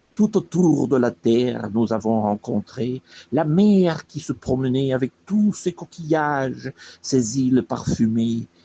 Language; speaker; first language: French; non-native, fluent; Spanish